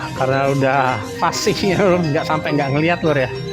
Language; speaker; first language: Indonesian; native; Indonesian